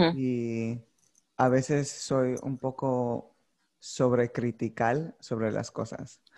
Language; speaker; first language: Spanish; early bilingual, heritage; Spanish